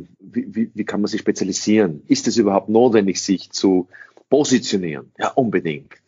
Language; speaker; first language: German; early bilingual, other home language; English